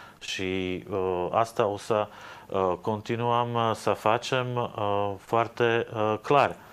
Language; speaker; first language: Romanian; non-native, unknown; Slovak